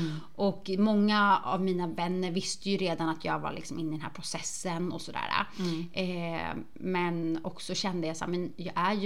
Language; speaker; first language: Swedish; native; Swedish